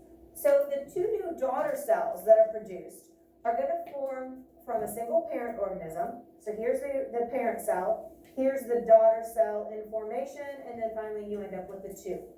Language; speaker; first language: English; native; English